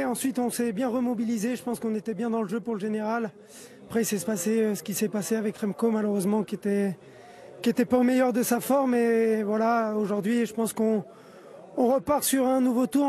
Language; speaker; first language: French; native; French